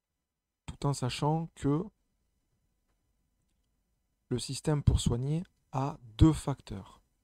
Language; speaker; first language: French; native; French